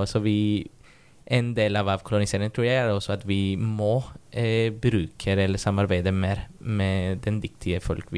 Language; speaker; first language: Norwegian; non-native, fluent; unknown